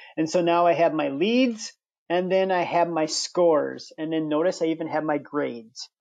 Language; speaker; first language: English; native; English